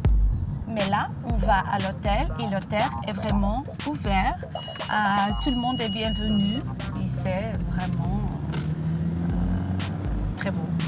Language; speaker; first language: French; non-native, fluent; Portuguese